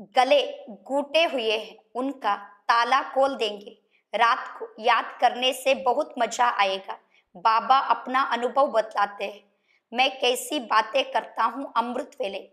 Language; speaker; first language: Hindi; non-native, local second language; Kannada